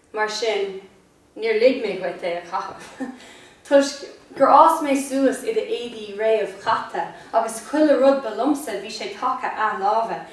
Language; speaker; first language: Irish; non-native, local second language; English